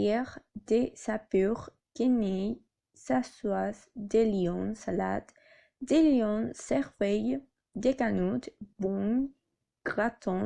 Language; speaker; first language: French; non-native, learner; Spanish